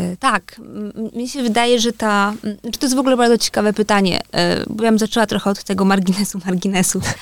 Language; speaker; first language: Polish; native; Polish